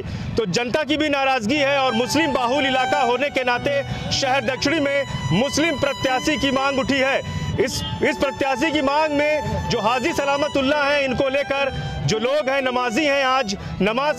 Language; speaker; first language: Hindi; native; Hindi